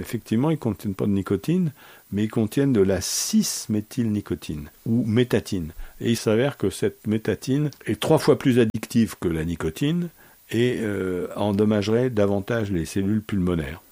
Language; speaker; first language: French; native; French